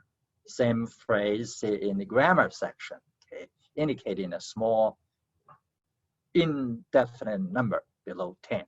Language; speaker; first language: English; non-native, fluent; Chinese